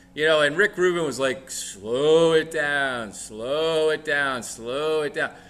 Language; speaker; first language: English; native; English